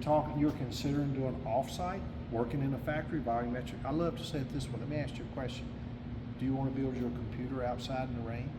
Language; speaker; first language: English; native; English